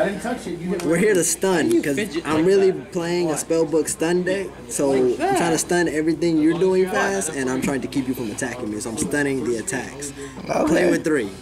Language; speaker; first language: English; native; English